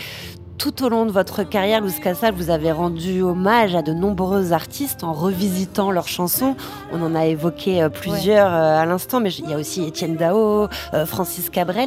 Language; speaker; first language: French; native; French